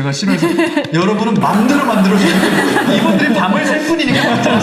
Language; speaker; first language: Korean; native; Korean